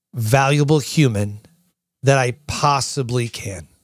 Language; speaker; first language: English; native; English